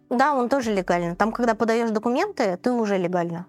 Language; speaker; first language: Russian; native; Russian